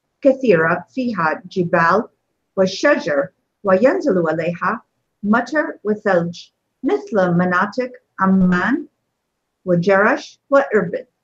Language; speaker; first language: Arabic; non-native, fluent; English